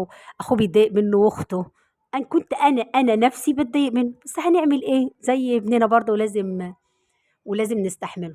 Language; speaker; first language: Arabic; native; Arabic